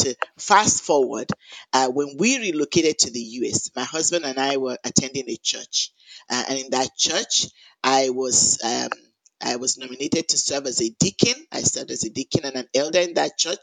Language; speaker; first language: English; non-native, local second language; Yoruba